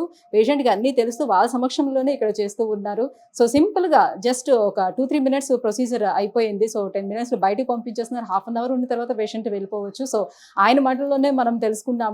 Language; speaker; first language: Telugu; native; Telugu